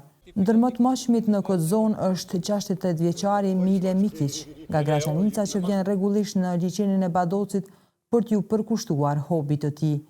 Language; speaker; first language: Albanian; native; Albanian